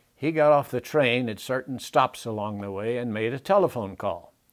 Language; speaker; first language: English; native; English